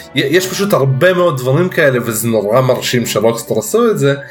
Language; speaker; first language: Hebrew; early bilingual, other home language; Russian